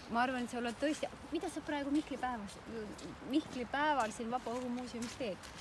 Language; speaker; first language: Estonian; native; Estonian